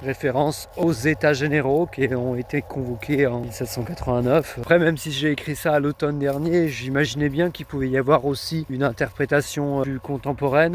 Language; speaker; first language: French; native; French